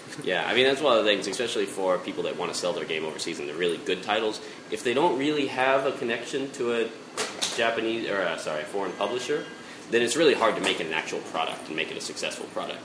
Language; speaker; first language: English; native; English